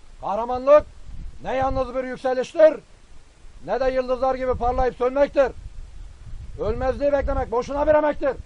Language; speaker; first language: Turkish; native; Turkish